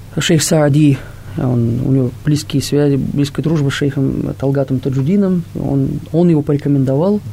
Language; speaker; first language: Russian; non-native, local second language; Tatar